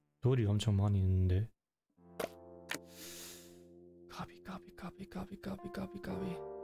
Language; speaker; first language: Korean; non-native, learner; German